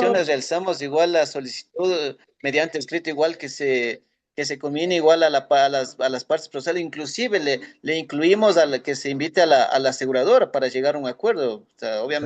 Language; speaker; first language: Spanish; native; Spanish